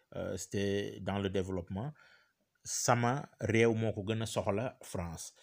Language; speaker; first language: French; non-native, local second language; Wolof